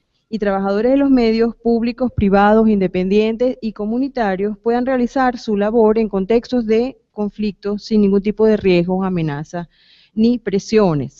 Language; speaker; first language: Spanish; native; Spanish